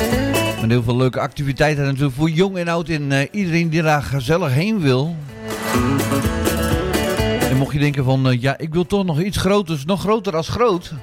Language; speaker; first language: Dutch; native; Dutch